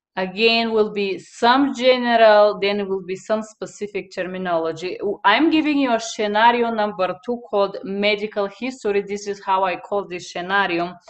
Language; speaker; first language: English; non-native, fluent; Bulgarian